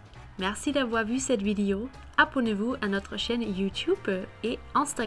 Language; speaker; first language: French; non-native, fluent; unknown